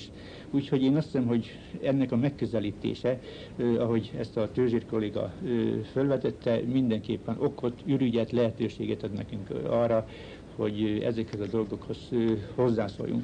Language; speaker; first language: Hungarian; native; Hungarian